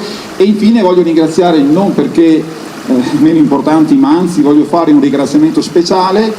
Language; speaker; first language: Italian; native; Italian